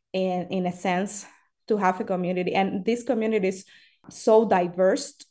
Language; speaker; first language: English; non-native, fluent; Spanish